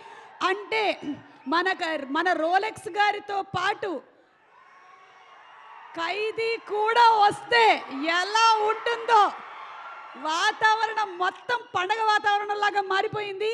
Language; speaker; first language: Telugu; native; Telugu